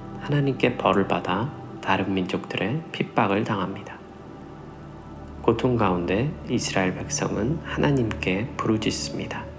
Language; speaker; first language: Korean; native; Korean